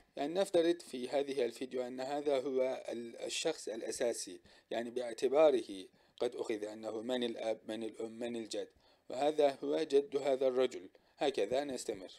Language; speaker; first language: Arabic; non-native, fluent; Turkish